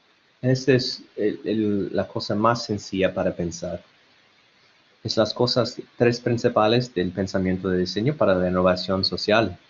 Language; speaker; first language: Spanish; non-native, learner; English